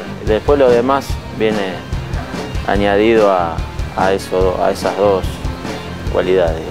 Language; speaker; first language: Spanish; native; Spanish